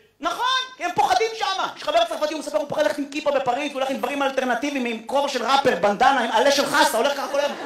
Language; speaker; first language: Hebrew; native; Hebrew